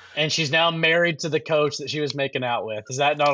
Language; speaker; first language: English; native; English